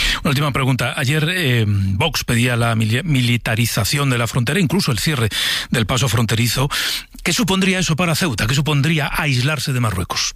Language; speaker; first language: Spanish; native; Spanish